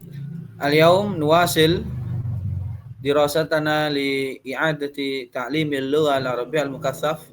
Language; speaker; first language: Arabic; non-native, fluent; Indonesian